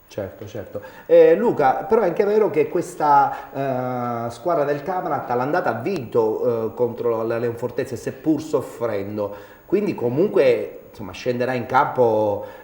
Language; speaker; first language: Italian; native; Italian